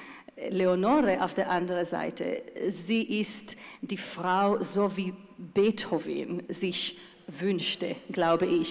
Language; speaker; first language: German; non-native, fluent; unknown